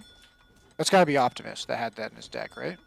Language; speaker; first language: English; native; English